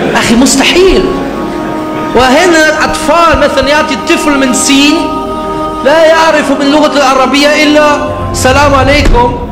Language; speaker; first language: Arabic; non-native, fluent; German